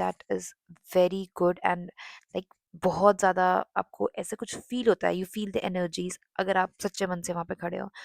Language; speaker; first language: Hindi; non-native, local second language; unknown